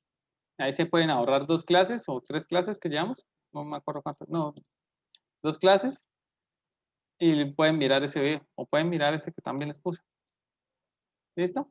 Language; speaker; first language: Spanish; native; Spanish